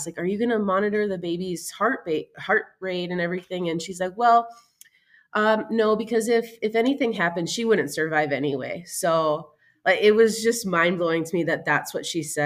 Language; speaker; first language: English; native; English